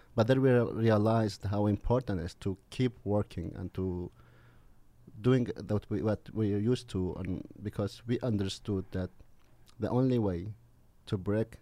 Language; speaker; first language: English; non-native, fluent; Arabic